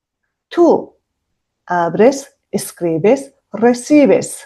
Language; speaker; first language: Spanish; non-native, fluent; Mongolian